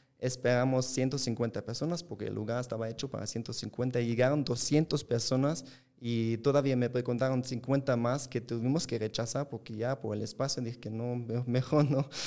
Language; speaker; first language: Spanish; non-native, fluent; German